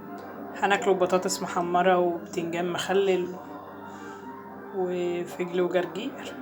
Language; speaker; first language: Arabic; native; Arabic